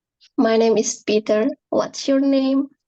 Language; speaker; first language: English; non-native, learner; Indonesian